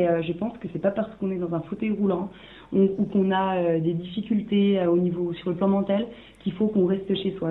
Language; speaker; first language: French; native; French